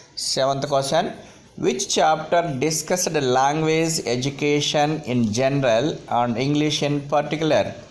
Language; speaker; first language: English; non-native, local second language; Telugu